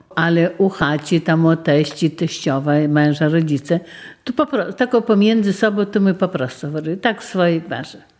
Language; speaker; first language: Polish; non-native, local second language; Belarusian